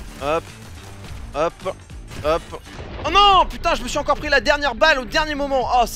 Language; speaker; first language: French; native; French